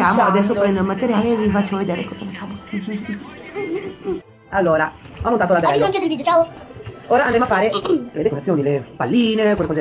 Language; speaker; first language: Italian; native; Italian